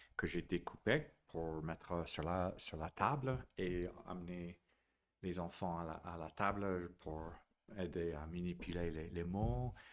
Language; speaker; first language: French; non-native, fluent; English